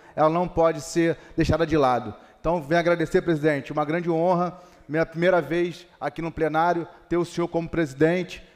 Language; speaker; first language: Portuguese; native; Portuguese